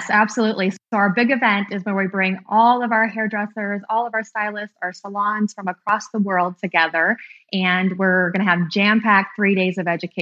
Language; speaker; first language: English; native; English